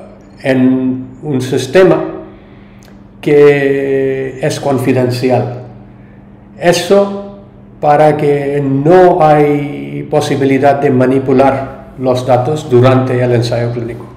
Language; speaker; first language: Spanish; non-native, learner; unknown